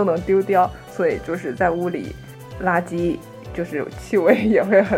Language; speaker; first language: Chinese; native; Chinese